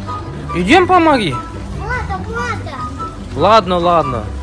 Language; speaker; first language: Russian; non-native, local second language; Kazakh